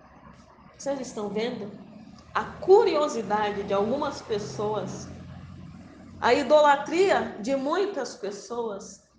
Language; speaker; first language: Portuguese; native; Portuguese